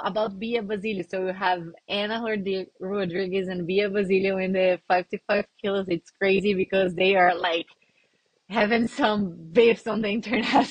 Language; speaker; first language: English; non-native, fluent; Portuguese